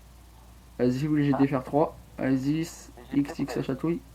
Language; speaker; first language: French; native; French